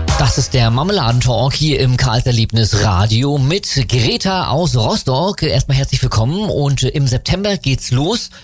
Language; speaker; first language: German; native; German